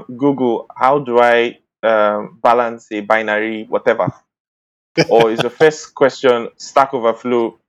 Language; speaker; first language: English; non-native, local second language; Bini